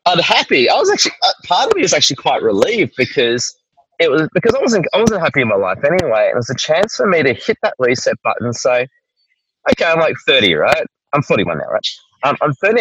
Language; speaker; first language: English; native; English